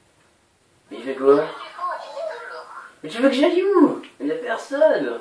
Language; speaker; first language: French; native; French